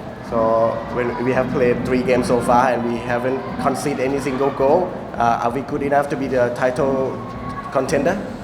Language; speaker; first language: English; non-native, fluent; Thai